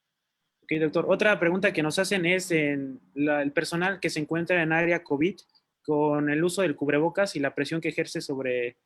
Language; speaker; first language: Spanish; native; Spanish